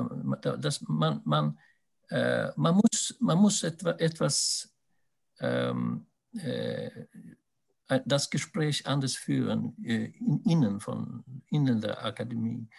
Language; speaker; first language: German; non-native, fluent; Swedish